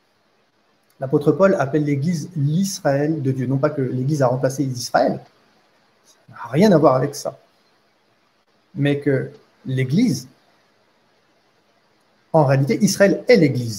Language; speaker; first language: French; native; French